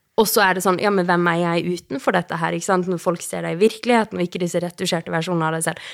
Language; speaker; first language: Norwegian; native; Norwegian